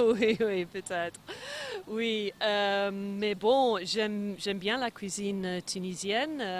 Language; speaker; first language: French; non-native, fluent; English